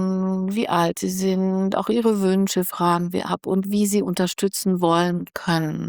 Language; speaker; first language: German; native; German